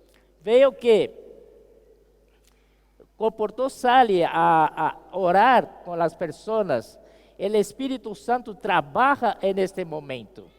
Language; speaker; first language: Spanish; non-native, fluent; Portuguese